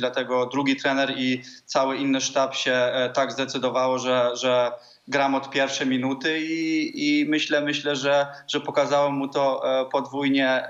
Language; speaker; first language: Polish; early bilingual, heritage; Polish